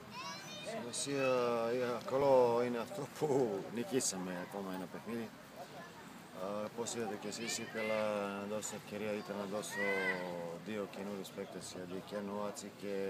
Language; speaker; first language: Greek; non-native, fluent; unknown